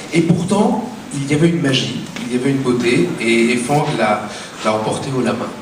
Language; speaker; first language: French; native; French